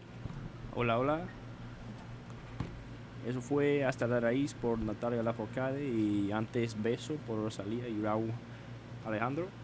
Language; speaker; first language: Spanish; non-native, learner; English